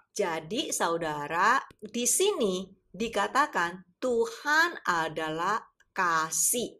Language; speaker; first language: Indonesian; native; Indonesian